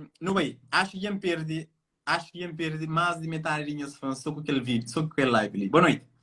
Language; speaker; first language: Portuguese; non-native, local second language; Kabuverdianu